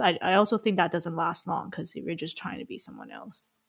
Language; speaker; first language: English; early bilingual, other home language; Chinese